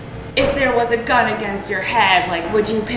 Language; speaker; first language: English; native; English